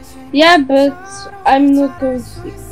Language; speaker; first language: English; non-native, learner; Polish